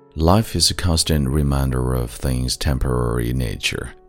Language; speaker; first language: English; non-native, fluent; Chinese